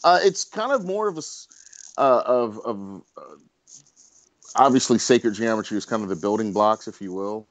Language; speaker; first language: English; native; English